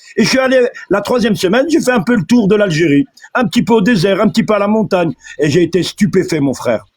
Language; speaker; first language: French; early bilingual, other home language; Arabic